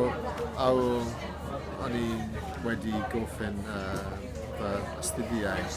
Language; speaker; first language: Welsh; non-native, learner; English